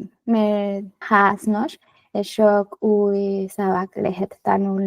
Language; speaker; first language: Hungarian; non-native, learner; Spanish